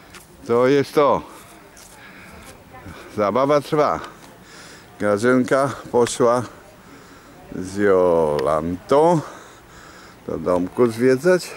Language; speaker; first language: Polish; native; Polish